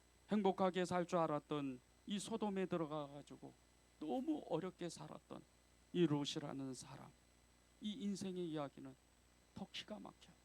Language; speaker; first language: Korean; native; Korean